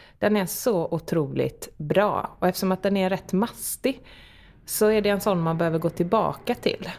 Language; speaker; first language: Swedish; native; Swedish